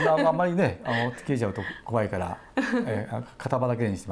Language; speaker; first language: Japanese; native; Japanese